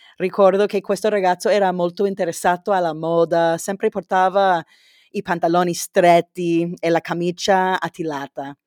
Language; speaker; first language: Italian; non-native, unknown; English